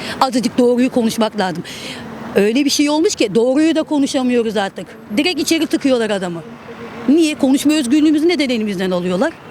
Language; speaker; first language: Turkish; native; Turkish